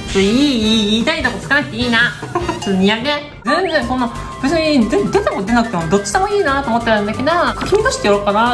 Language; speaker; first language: Japanese; native; Japanese